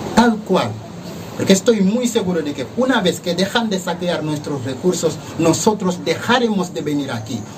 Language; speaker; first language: Spanish; non-native, fluent; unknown